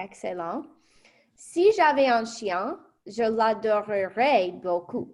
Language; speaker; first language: French; non-native, fluent; English